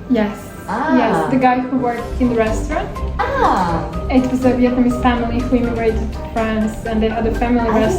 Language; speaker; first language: English; non-native, fluent; Serbian